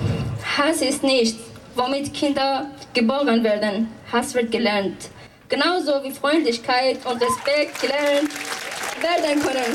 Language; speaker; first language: German; non-native, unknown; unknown